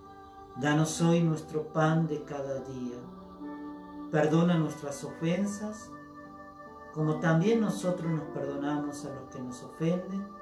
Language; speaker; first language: Spanish; native; Spanish